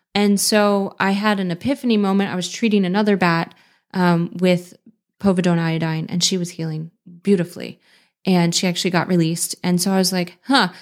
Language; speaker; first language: English; native; English